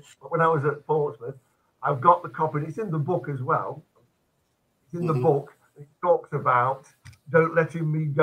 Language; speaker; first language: English; native; English